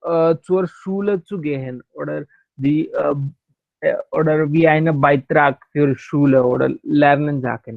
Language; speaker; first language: German; non-native, learner; Hindi